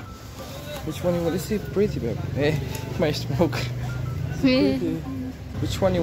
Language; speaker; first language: English; non-native, learner; Indonesian